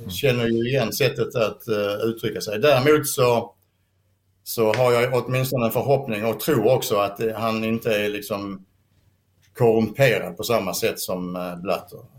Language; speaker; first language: Swedish; native; Swedish